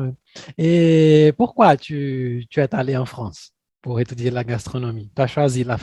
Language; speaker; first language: French; non-native, fluent; Portuguese